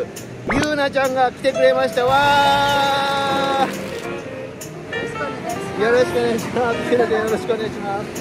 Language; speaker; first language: Japanese; native; Japanese